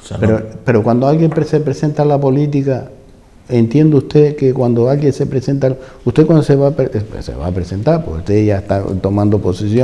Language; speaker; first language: Spanish; native; Spanish